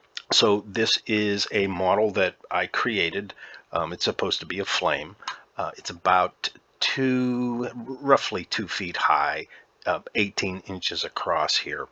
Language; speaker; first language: English; native; English